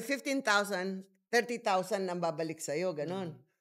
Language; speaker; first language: Filipino; native; Filipino